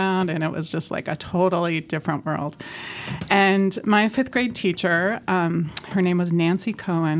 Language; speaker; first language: English; native; English